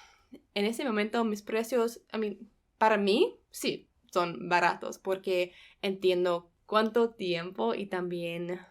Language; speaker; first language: Spanish; non-native, fluent; English